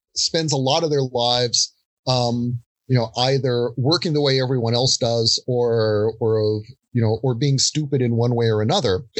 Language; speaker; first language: English; native; English